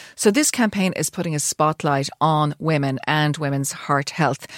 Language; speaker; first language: English; native; English